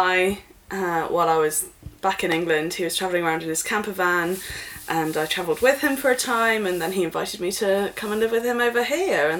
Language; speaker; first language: English; native; English